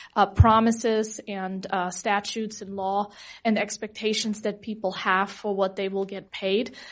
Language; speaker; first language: English; non-native, fluent; German